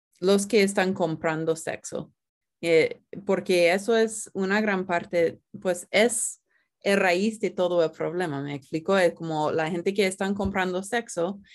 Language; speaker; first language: Spanish; non-native, fluent; English